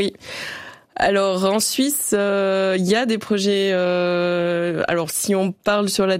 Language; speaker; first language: French; native; French